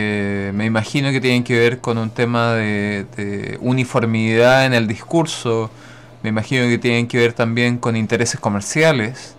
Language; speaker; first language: Spanish; native; Spanish